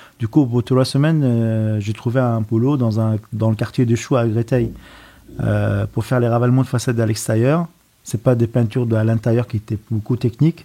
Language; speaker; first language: French; non-native, fluent; Arabic